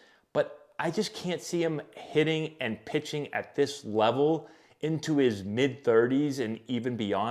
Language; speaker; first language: English; native; English